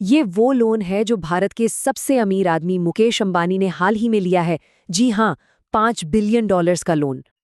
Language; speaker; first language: Hindi; native; Hindi